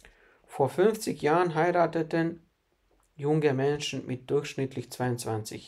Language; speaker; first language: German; non-native, fluent; Bosnian